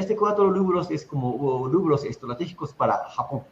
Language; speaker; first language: Spanish; non-native, fluent; Japanese